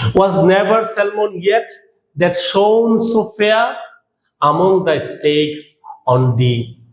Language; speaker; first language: English; non-native, local second language; Bangla